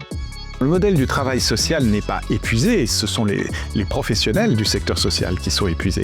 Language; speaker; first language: French; native; French